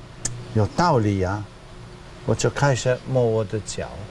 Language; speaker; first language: Chinese; non-native, fluent; German